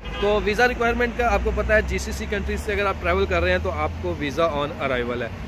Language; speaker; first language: Urdu; non-native, local second language; Punjabi